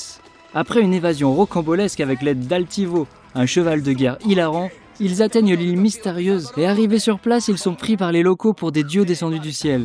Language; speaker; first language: French; native; French